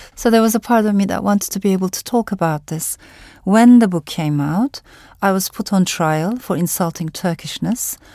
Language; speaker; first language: English; non-native, fluent; Turkish